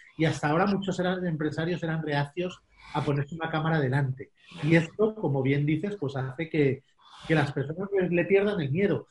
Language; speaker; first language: Spanish; native; Spanish